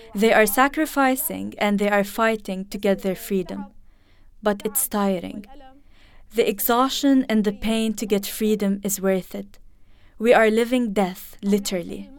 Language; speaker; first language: English; early bilingual, other home language; Arabic